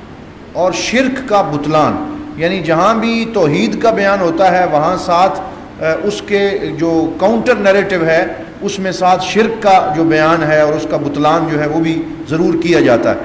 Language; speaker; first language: Urdu; native; Urdu